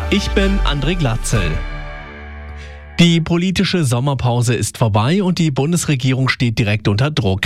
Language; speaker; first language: German; native; German